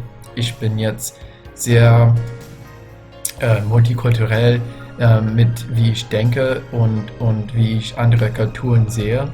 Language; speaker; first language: German; non-native, fluent; English